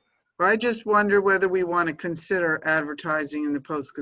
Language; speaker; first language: English; native; English